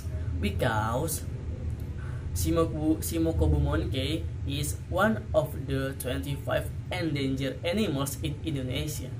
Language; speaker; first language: English; non-native, learner; Indonesian